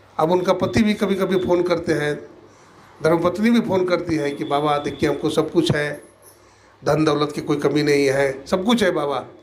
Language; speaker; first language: Hindi; native; Hindi